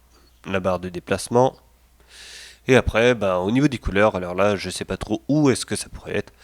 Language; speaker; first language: French; native; French